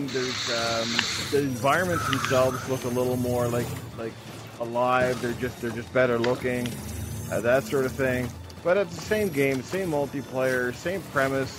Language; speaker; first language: English; native; English